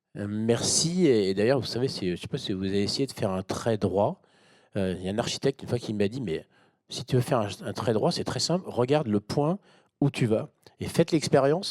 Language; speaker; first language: French; native; French